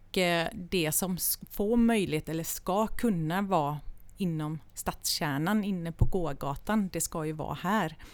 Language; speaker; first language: Swedish; native; Swedish